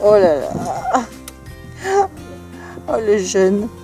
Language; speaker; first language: French; native; French